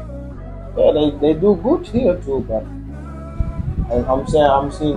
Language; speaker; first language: English; non-native, learner; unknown